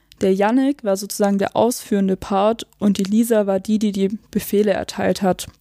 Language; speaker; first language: German; native; German